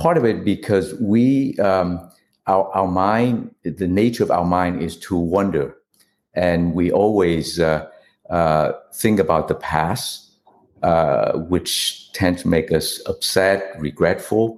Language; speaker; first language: English; non-native, fluent; Vietnamese